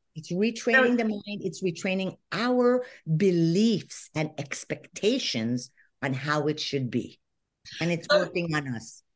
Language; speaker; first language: English; non-native, fluent; Spanish